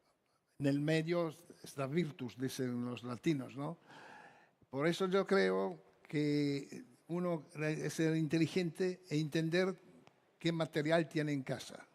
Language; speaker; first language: Spanish; non-native, fluent; Italian